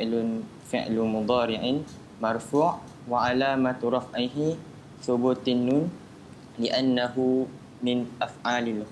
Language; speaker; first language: Arabic; non-native, learner; Malay